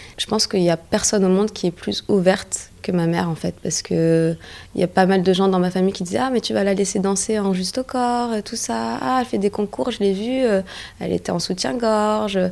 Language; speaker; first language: French; early bilingual, other home language; Arabic